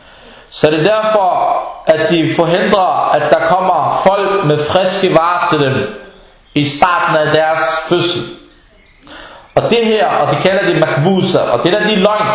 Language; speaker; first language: Danish; non-native, fluent; Arabic